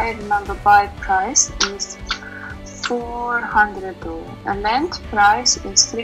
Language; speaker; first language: English; non-native, learner; Russian